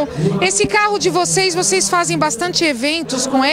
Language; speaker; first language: Portuguese; native; Portuguese